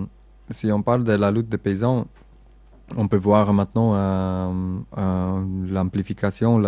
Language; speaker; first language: French; non-native, learner; Indonesian